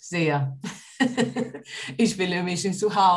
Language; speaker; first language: German; non-native, learner; Portuguese